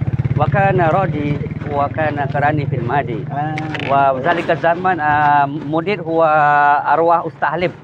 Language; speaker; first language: Arabic; non-native, learner; Malay